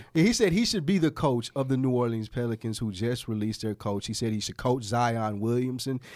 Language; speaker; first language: English; native; English